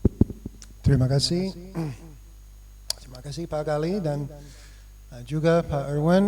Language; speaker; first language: Indonesian; non-native, fluent; English